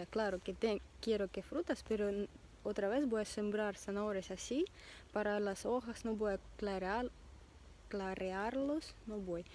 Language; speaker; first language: Spanish; non-native, learner; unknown